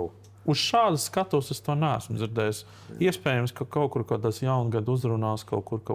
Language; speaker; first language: Latvian; native; Latvian